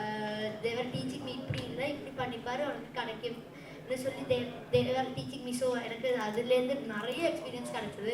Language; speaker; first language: Tamil; non-native, learner; Malayalam